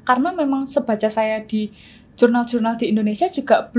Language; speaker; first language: Indonesian; native; Indonesian